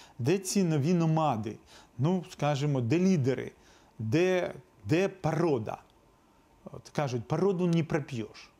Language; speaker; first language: Ukrainian; non-native, local second language; Russian